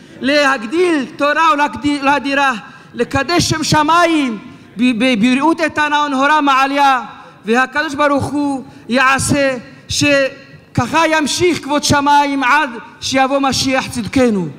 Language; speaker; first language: Hebrew; non-native, fluent; French